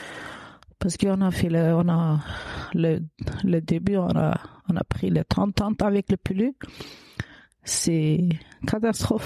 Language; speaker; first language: French; non-native, learner; Kurdish